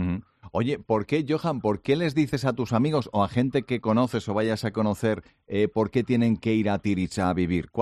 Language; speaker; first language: Spanish; native; Spanish